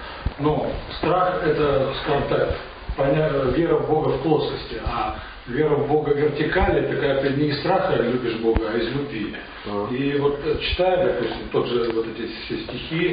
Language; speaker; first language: Russian; native; Russian